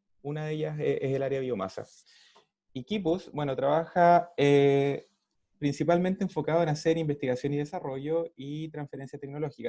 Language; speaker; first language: Spanish; native; Spanish